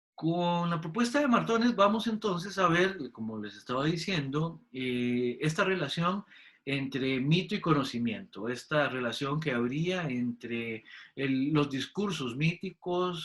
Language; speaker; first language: Spanish; native; Spanish